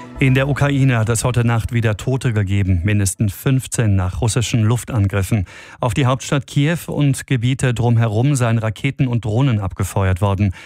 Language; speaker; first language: German; native; German